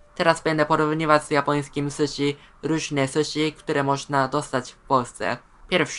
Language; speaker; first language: Polish; non-native, fluent; Japanese